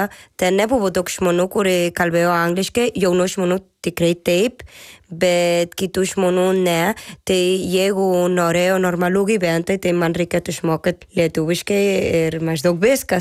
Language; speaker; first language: Lithuanian; non-native, learner; Spanish